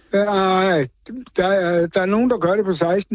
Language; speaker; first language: Danish; native; Danish